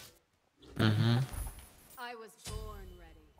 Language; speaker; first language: English; native; English